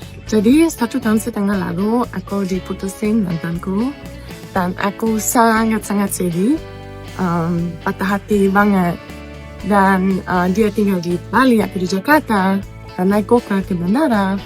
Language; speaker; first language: Indonesian; non-native, fluent; German